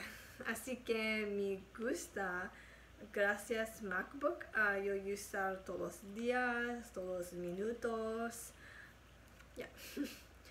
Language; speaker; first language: Spanish; non-native, learner; English